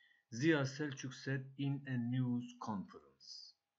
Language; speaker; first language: English; non-native, fluent; Turkish